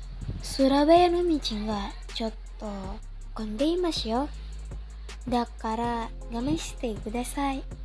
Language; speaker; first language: Japanese; non-native, learner; Indonesian